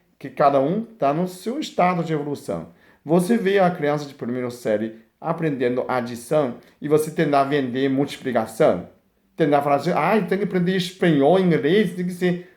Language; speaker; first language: Portuguese; non-native, fluent; Chinese